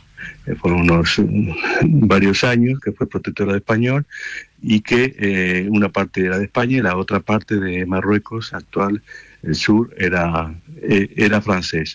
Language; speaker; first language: Spanish; native; Spanish